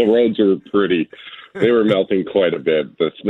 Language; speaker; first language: English; native; English